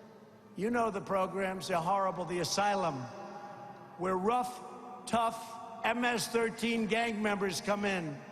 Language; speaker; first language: English; native; English